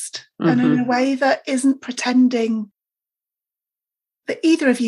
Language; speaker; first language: English; native; English